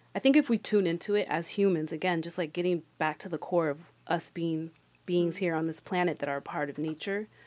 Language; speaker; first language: English; native; English